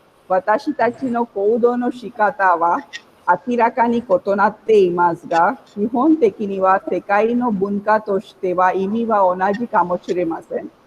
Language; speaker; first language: Japanese; non-native, fluent; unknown